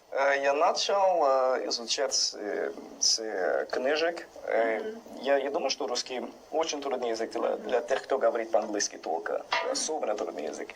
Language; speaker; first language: Russian; non-native, learner; English